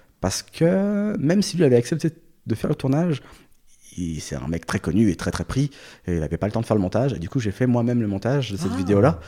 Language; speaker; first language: French; early bilingual, other home language; Portuguese